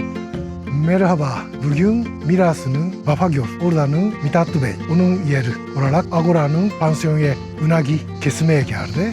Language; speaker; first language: Turkish; non-native, learner; Japanese